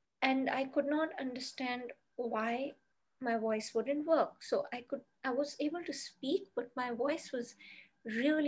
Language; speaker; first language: English; non-native, local second language; Bangla